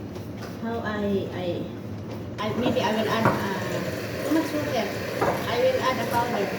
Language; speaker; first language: English; non-native, learner; Filipino